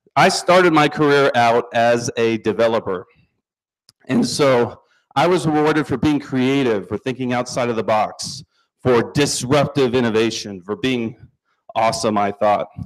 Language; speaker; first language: English; native; English